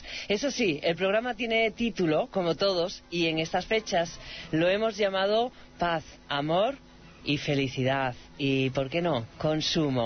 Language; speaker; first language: Spanish; native; Spanish